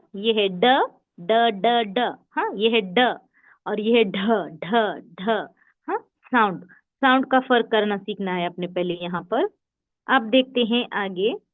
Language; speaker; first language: Hindi; native; Hindi